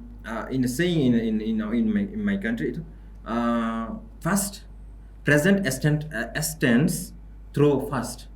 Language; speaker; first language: English; non-native, local second language; Bangla